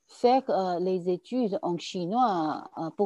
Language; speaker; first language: French; non-native, fluent; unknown